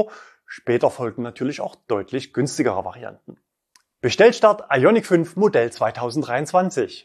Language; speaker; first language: German; native; German